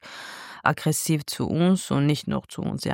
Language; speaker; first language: German; non-native, fluent; Georgian